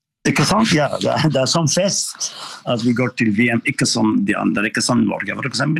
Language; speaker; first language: Norwegian; non-native, learner; Arabic